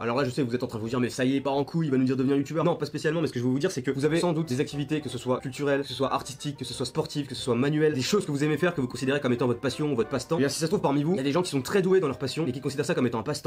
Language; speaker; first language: French; native; French